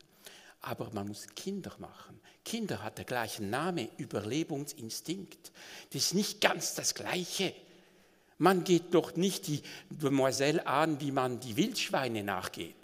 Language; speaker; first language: German; non-native, local second language; French